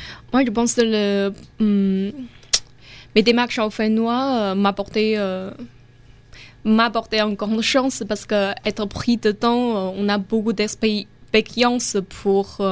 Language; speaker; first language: French; non-native, fluent; Chinese